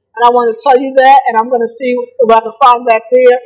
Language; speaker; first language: English; native; English